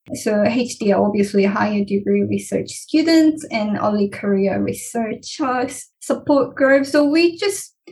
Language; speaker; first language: English; non-native, fluent; Korean